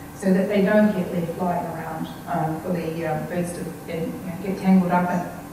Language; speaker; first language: English; native; English